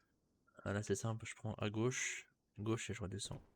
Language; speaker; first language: French; native; French